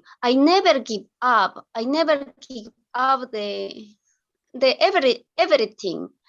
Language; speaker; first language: English; non-native, learner; Spanish